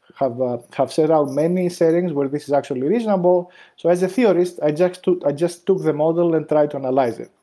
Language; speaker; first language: English; non-native, fluent; Greek